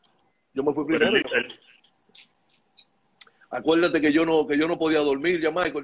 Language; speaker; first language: Spanish; native; Spanish